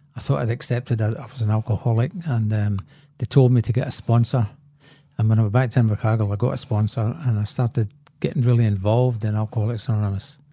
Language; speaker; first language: English; native; English